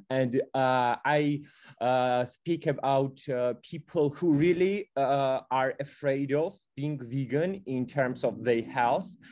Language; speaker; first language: English; non-native, fluent; Georgian